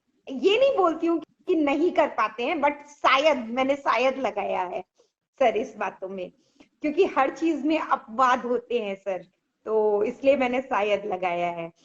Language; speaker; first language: Hindi; native; Hindi